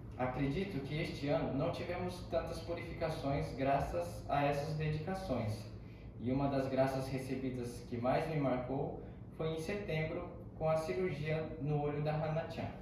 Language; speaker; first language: Portuguese; native; Portuguese